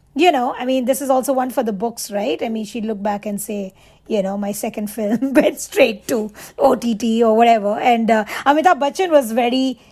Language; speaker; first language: English; non-native, local second language; Bangla